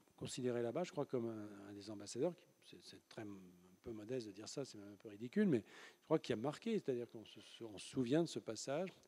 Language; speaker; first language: French; native; French